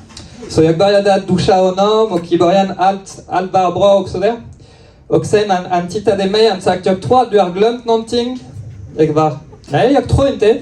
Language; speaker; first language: Swedish; non-native, learner; French